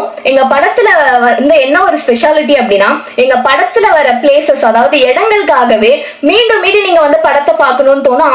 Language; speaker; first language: Tamil; native; Tamil